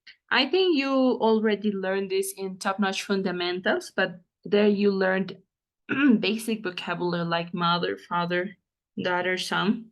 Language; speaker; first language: English; non-native, fluent; Spanish